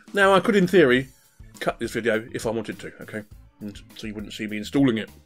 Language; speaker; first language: English; native; English